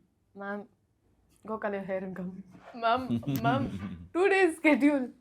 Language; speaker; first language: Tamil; non-native, learner; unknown